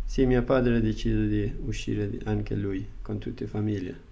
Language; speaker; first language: Italian; non-native, learner; Persian